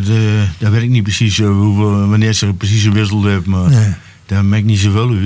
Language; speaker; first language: Dutch; native; Dutch